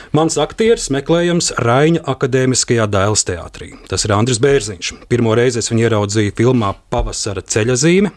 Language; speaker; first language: Latvian; native; Latvian